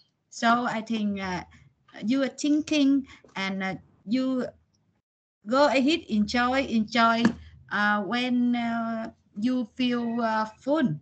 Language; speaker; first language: English; non-native, learner; Vietnamese